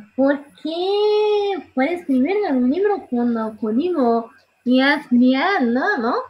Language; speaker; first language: Spanish; non-native, learner; Italian